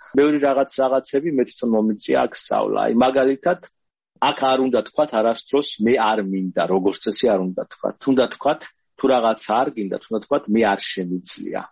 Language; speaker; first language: Georgian; native; Georgian